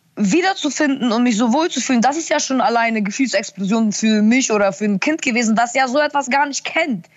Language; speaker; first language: German; early bilingual, other home language; Russian